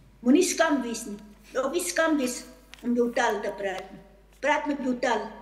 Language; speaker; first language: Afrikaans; non-native, local second language; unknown